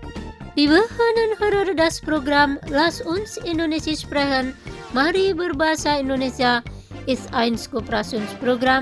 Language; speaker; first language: German; non-native, fluent; Indonesian